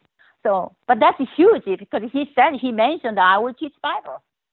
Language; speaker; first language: English; non-native, learner; Korean